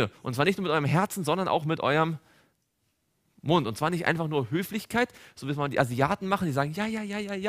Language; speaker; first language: German; native; German